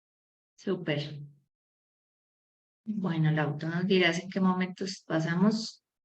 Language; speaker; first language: Spanish; native; Spanish